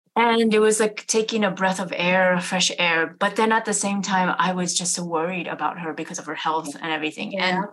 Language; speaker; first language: English; native; English